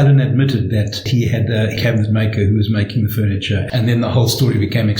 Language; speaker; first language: English; native; English